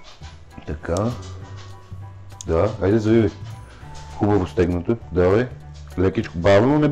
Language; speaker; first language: Bulgarian; native; Bulgarian